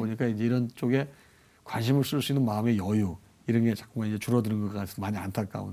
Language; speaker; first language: Korean; native; Korean